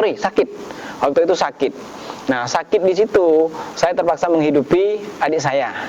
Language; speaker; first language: Indonesian; non-native, local second language; Madurese